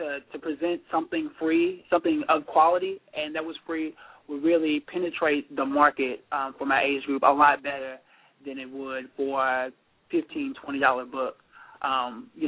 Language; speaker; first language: English; native; English